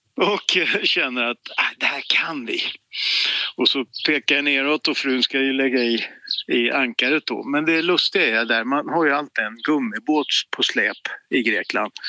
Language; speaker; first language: Swedish; native; Swedish